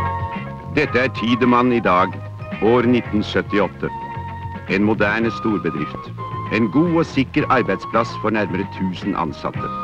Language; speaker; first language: Norwegian; native; Norwegian